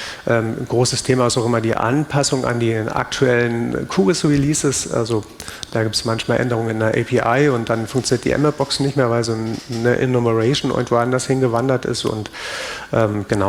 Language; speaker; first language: German; native; German